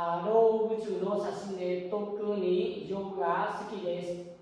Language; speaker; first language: Japanese; non-native, learner; Vietnamese